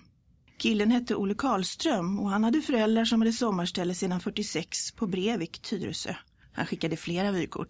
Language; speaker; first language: Swedish; early bilingual, other home language; English